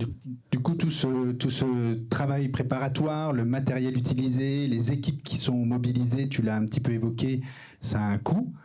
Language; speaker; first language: French; native; French